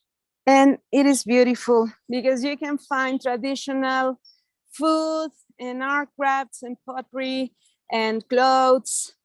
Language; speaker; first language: English; non-native, fluent; Spanish